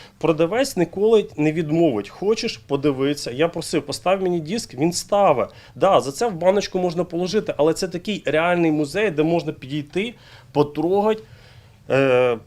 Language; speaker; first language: Ukrainian; native; Ukrainian